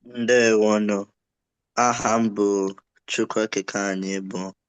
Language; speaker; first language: Igbo; non-native, learner; English